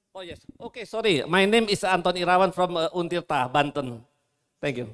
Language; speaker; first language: English; non-native, learner; Indonesian